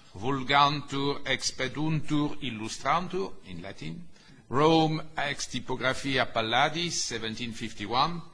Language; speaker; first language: English; non-native, fluent; French